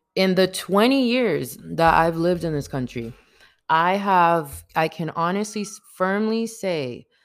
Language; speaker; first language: English; early bilingual, other home language; Spanish